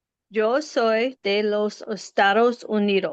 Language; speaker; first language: Spanish; non-native, learner; English